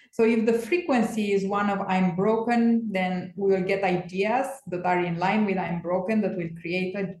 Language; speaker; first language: English; non-native, fluent; Romanian